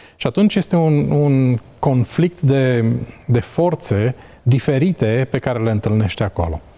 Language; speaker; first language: Romanian; native; Romanian